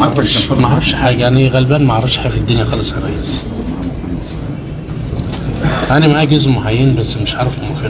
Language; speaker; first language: Arabic; native; Arabic